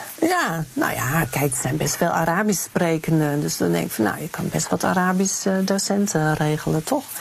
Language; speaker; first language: Dutch; native; Dutch